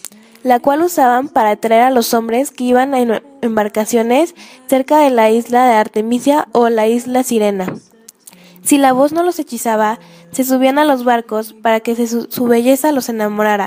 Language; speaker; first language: Spanish; native; Spanish